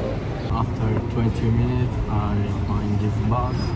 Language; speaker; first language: English; non-native, learner; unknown